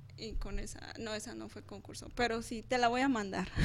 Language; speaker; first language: Spanish; native; Spanish